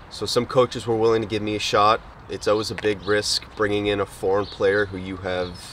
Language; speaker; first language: English; native; English